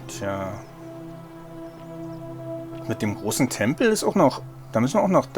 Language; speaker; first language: German; native; German